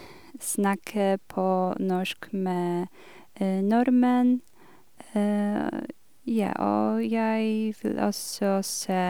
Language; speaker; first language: Norwegian; non-native, learner; Polish